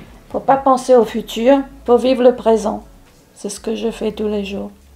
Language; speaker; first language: French; non-native, local second language; Morisyen